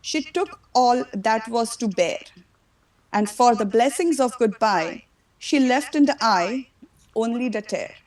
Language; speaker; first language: English; non-native, local second language; Marathi